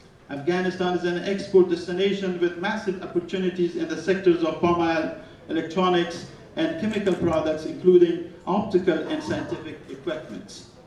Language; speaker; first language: English; non-native, fluent; Persian